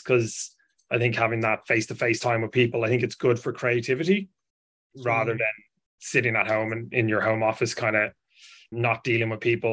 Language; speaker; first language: English; native; English